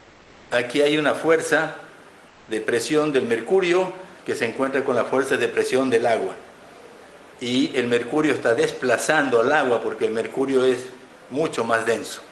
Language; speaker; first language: Spanish; native; Spanish